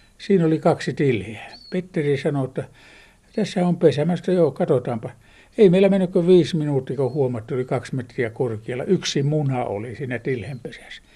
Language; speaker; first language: Finnish; native; Finnish